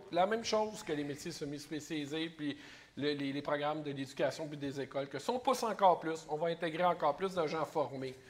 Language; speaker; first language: French; native; French